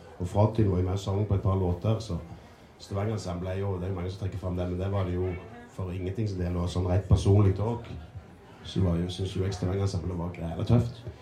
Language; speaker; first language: Norwegian; native; Norwegian